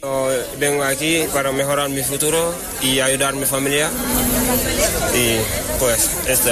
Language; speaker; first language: Spanish; non-native, learner; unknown